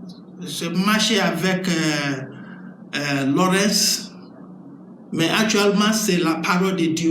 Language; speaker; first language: French; non-native, learner; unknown